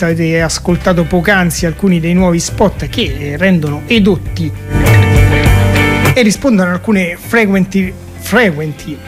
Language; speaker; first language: Italian; native; Italian